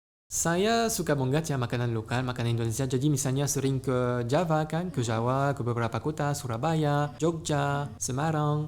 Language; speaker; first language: Indonesian; non-native, fluent; French